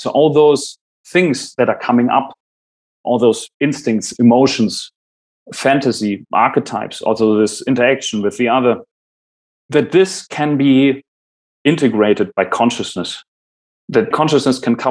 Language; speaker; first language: English; non-native, fluent; German